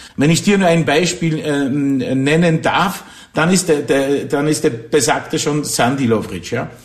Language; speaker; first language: German; non-native, fluent; Polish